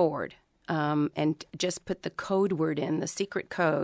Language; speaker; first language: English; early bilingual, other home language; Spanish